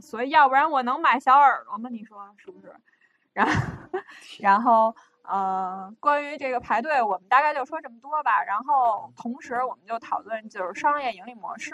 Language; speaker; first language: Chinese; native; Chinese